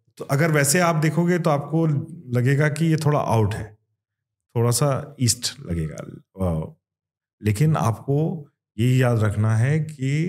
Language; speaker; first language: Hindi; non-native, local second language; Kannada